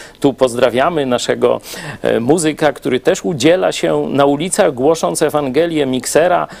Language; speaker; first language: Polish; native; Polish